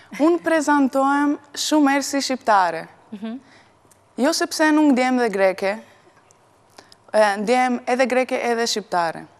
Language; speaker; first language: Albanian; early bilingual, heritage; Albanian